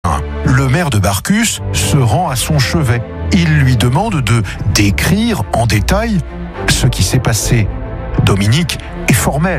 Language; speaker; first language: French; native; French